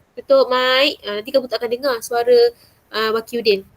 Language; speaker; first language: Malay; native; Malay